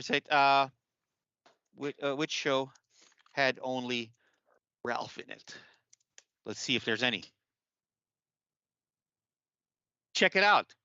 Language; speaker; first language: English; native; English